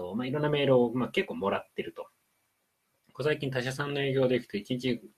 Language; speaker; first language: Japanese; native; Japanese